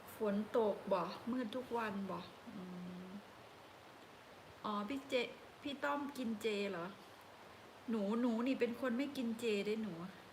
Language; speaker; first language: Thai; native; Thai